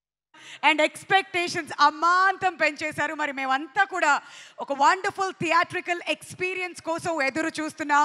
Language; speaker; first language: Telugu; native; Telugu